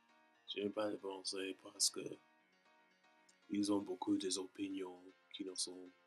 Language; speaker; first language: French; non-native, learner; English